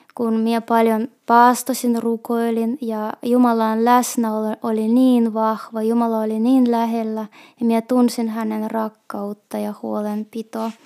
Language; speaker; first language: Finnish; non-native, fluent; Russian